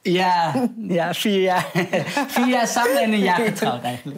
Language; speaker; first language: Dutch; early bilingual, other home language; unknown